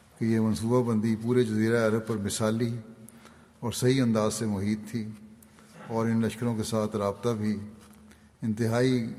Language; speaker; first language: Urdu; native; Urdu